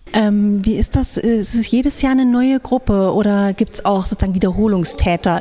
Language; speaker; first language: German; native; German